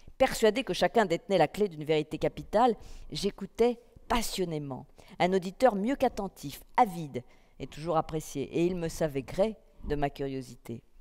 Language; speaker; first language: French; native; French